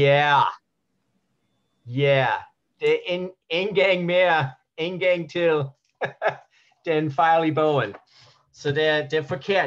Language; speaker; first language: Danish; non-native, learner; English